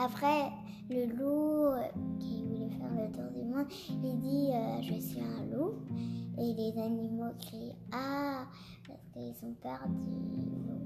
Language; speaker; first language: French; early bilingual, heritage; French